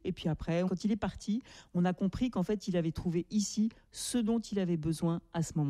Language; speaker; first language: French; native; French